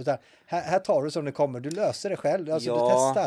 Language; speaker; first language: Swedish; native; Swedish